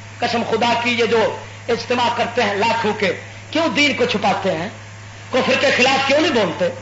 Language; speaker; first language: Urdu; non-native, local second language; Punjabi